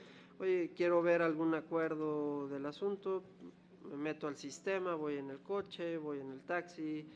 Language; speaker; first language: Spanish; native; Spanish